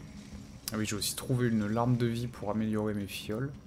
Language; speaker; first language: French; native; French